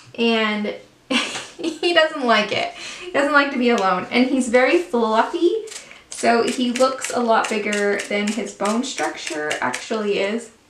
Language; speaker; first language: English; native; English